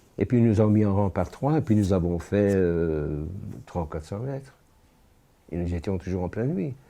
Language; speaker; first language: French; native; French